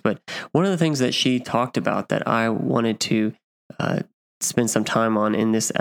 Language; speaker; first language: English; native; English